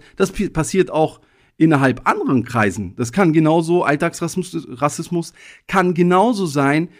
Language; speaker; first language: German; early bilingual, other home language; Italian